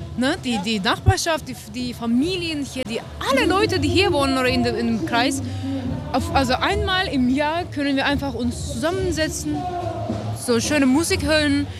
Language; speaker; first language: German; non-native, fluent; Turkish